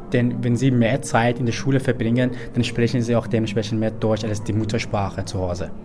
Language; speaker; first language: German; early bilingual, other home language; Persian